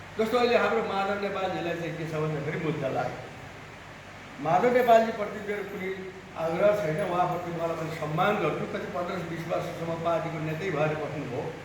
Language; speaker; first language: Nepali; native; Nepali